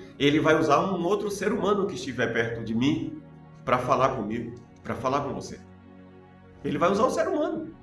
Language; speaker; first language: Portuguese; native; Portuguese